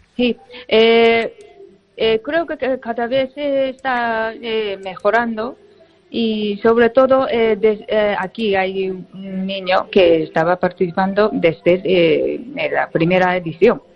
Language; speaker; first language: Spanish; non-native, fluent; Japanese